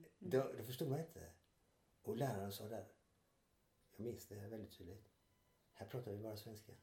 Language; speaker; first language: Swedish; early bilingual, other home language; Yiddish